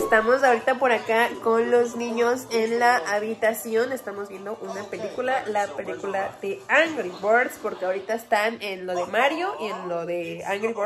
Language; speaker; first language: Spanish; native; Spanish